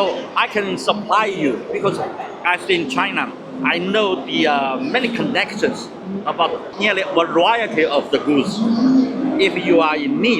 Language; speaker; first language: English; non-native, learner; Chinese